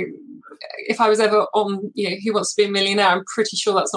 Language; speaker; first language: English; native; English